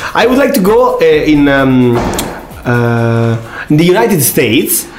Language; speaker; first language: English; non-native, fluent; Italian